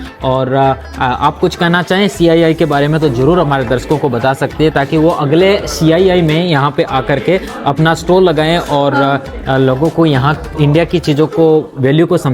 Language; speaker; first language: Hindi; native; Hindi